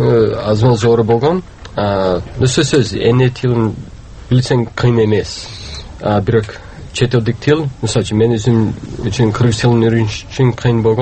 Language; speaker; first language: Kyrgyz; non-native, learner; English